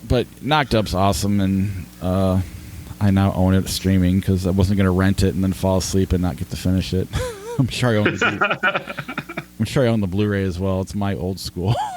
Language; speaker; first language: English; native; English